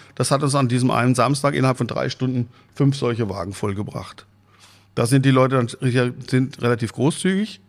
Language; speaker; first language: German; native; German